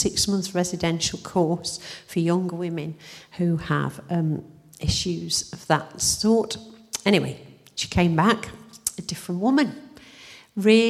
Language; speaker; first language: English; native; English